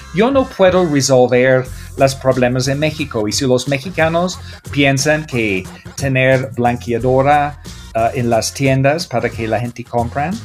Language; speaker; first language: Spanish; non-native, learner; English